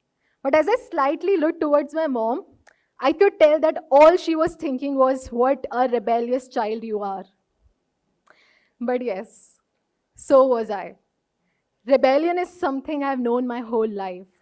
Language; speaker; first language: English; non-native, local second language; Hindi